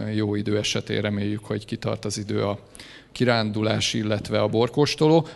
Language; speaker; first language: Hungarian; native; Hungarian